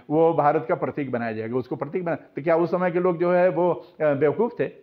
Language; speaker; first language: Hindi; native; Hindi